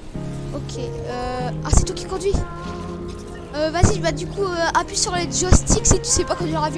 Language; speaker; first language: French; native; French